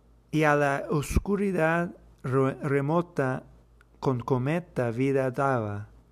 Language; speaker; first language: Spanish; non-native, fluent; English